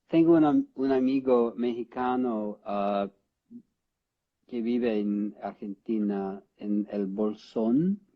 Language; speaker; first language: Spanish; non-native, learner; English